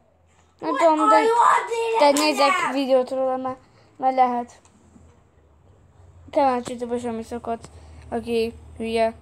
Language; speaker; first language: Hungarian; early bilingual, heritage; Hungarian